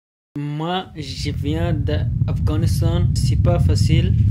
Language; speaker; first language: French; non-native, learner; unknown